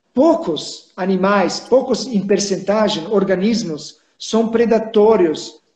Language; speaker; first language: Portuguese; non-native, fluent; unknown